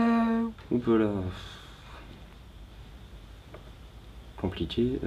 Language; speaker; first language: French; native; French